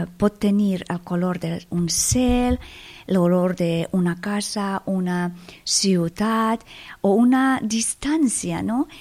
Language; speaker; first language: Catalan; non-native, fluent; Persian